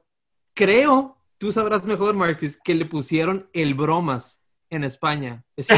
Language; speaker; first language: Spanish; native; Spanish